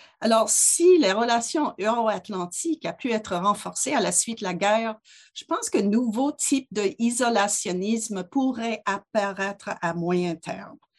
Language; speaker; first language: French; non-native, local second language; English